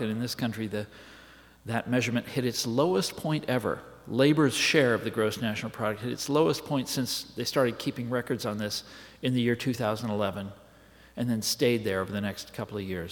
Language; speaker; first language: English; native; English